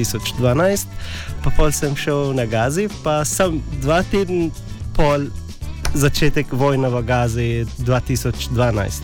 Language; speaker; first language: Slovenian; non-native, learner; English